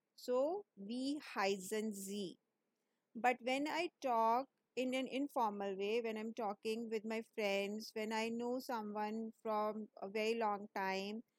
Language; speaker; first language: English; non-native, local second language; Hindi